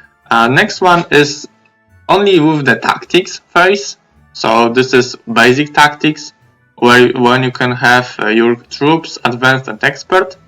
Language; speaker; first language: English; non-native, fluent; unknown